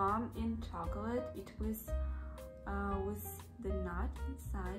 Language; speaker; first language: English; non-native, learner; Russian